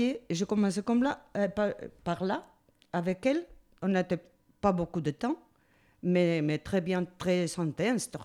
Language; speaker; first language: French; non-native, learner; Spanish